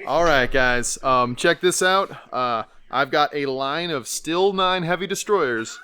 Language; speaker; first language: English; native; English